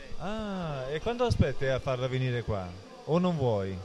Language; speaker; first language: Italian; native; Italian